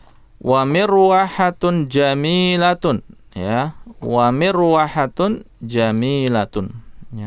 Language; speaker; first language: Arabic; non-native, fluent; Indonesian